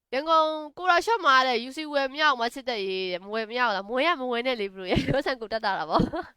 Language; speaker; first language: Burmese; native; Burmese